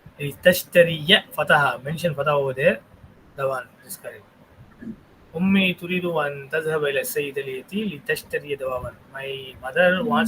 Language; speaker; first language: Arabic; non-native, fluent; Tamil